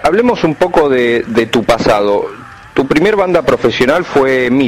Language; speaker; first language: Spanish; native; Spanish